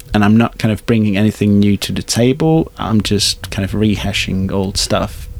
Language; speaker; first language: English; non-native, fluent; Hungarian